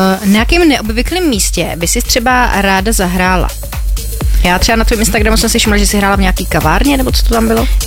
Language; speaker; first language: Czech; native; Czech